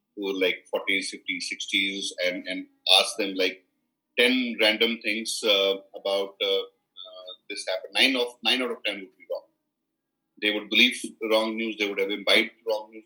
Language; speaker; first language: English; non-native, local second language; Kashmiri